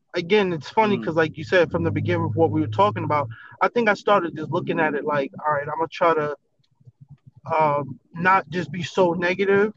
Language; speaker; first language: English; native; English